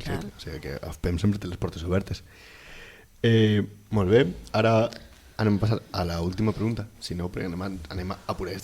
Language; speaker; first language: Catalan; native; Catalan